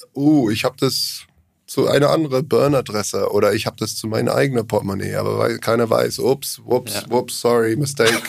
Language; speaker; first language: German; non-native, learner; English